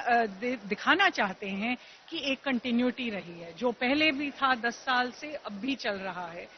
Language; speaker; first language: Hindi; native; Hindi